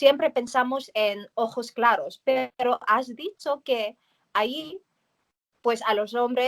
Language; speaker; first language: Spanish; early bilingual, heritage; Spanish